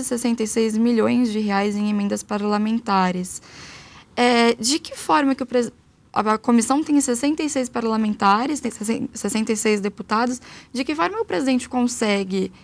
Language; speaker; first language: Portuguese; native; Portuguese